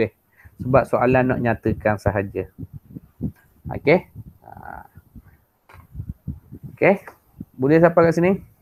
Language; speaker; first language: Malay; native; Malay